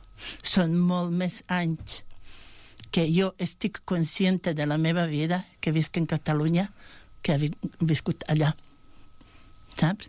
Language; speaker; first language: Catalan; non-native, fluent; Bosnian